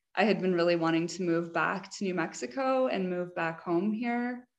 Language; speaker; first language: English; native; English